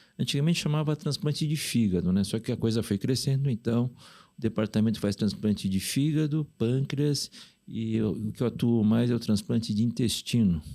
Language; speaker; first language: Portuguese; early bilingual, other home language; Korean